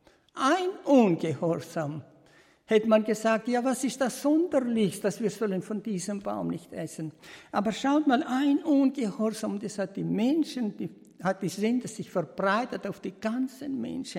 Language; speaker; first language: German; early bilingual, heritage; German